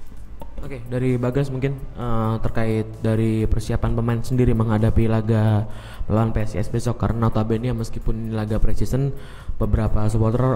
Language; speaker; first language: Indonesian; native; Indonesian